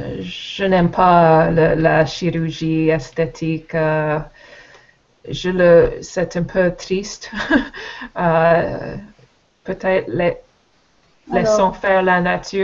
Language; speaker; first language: French; non-native, learner; English